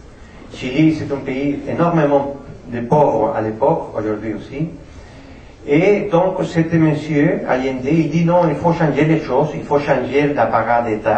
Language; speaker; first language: French; non-native, fluent; Spanish